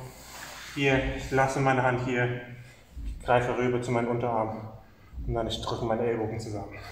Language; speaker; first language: German; non-native, fluent; English